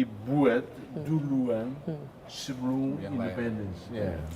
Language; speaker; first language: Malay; non-native, fluent; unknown